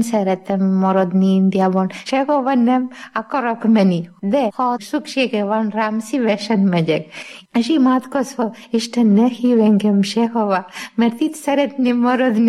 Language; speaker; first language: Hungarian; non-native, learner; Malayalam